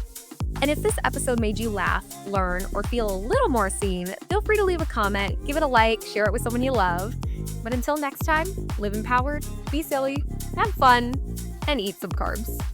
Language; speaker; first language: English; native; English